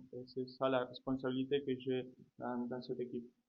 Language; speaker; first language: French; non-native, fluent; Spanish